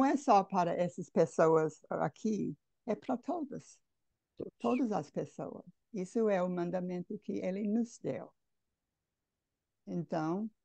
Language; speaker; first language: Portuguese; non-native, fluent; English